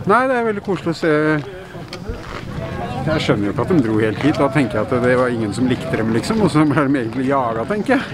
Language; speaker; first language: Norwegian; native; Norwegian